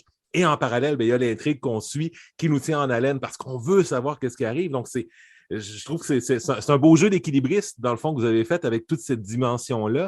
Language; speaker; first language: French; native; French